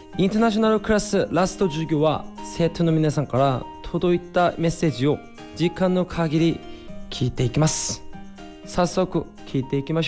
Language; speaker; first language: Japanese; non-native, fluent; Korean